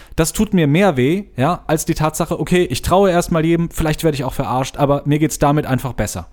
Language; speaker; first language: German; native; German